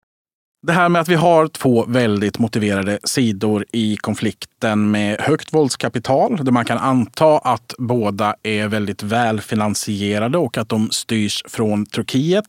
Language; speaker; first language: Swedish; native; Swedish